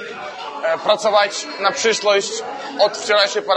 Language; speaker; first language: Polish; non-native, fluent; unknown